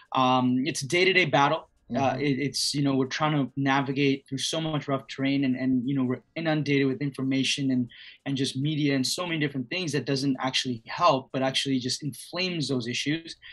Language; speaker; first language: English; native; English